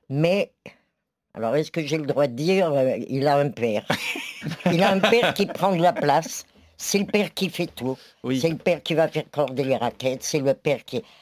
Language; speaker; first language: French; native; French